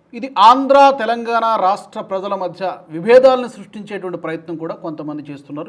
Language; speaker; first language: Telugu; native; Telugu